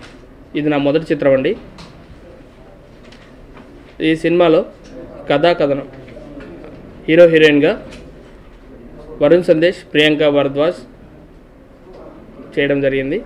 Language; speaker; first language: Telugu; native; Telugu